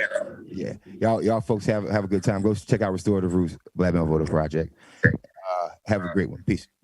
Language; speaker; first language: English; native; English